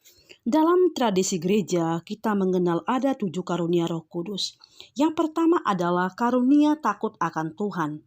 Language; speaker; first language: Indonesian; native; Indonesian